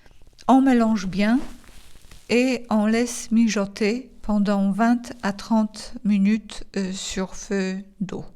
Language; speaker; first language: French; non-native, fluent; Polish